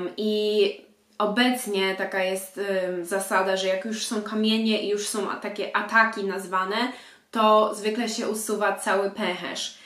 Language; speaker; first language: Polish; early bilingual, heritage; Polish